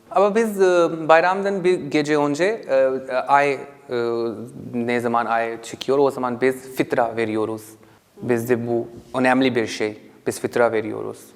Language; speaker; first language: Turkish; non-native, fluent; Urdu